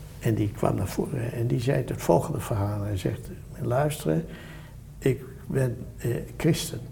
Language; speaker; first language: Dutch; native; Dutch